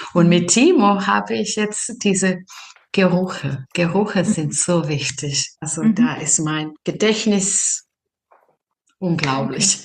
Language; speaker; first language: German; non-native, fluent; Serbian